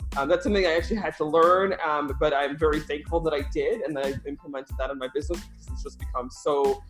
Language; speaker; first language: English; early bilingual, other home language; Russian